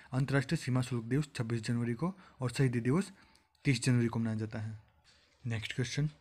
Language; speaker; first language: Hindi; native; Hindi